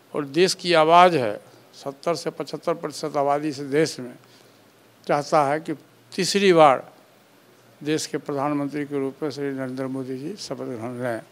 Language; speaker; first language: Hindi; native; Hindi